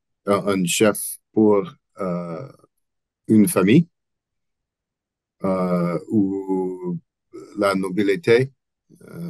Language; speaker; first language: French; non-native, learner; English